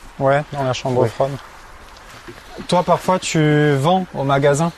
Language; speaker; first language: French; native; French